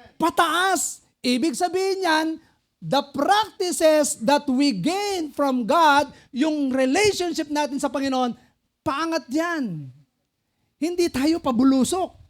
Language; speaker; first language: Filipino; non-native, local second language; Pampanga